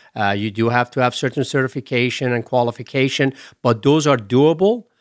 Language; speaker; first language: English; non-native, fluent; Persian